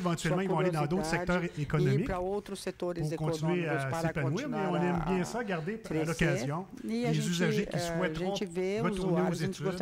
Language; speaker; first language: French; native; French